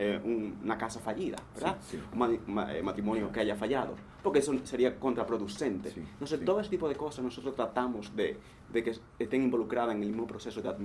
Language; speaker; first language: Spanish; native; Spanish